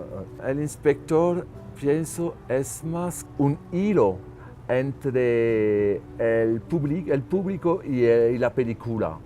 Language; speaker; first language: Spanish; non-native, learner; French